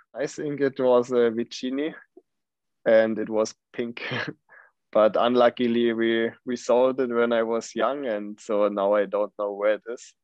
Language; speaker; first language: English; non-native, fluent; German